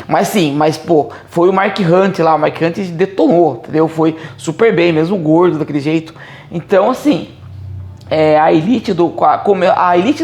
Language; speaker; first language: Portuguese; native; Portuguese